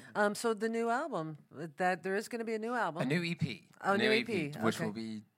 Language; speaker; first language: English; native; English